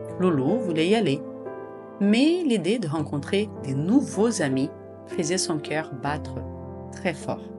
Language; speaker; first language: French; non-native, fluent; Portuguese